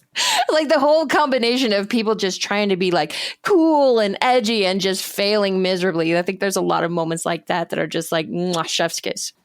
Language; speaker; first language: English; native; English